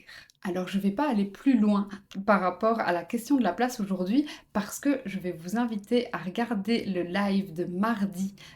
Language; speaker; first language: French; native; French